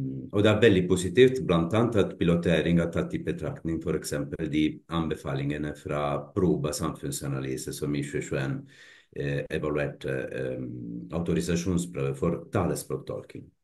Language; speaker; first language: Norwegian; non-native, fluent; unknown